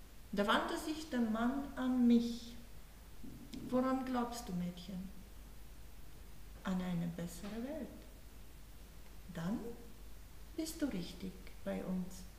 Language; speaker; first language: German; non-native, fluent; Slovak